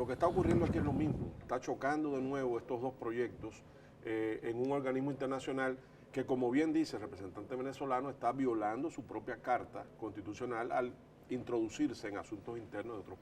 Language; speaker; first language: Spanish; native; Spanish